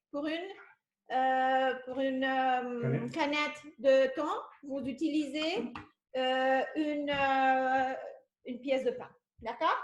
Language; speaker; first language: French; non-native, fluent; Spanish